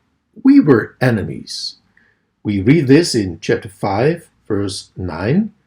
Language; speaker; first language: English; non-native, fluent; Dutch